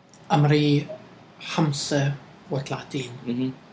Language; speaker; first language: Arabic; non-native, learner; English